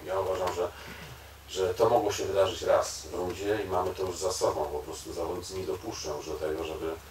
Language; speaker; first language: Polish; native; Polish